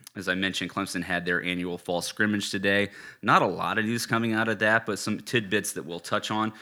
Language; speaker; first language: English; native; English